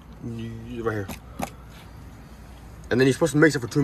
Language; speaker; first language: English; native; English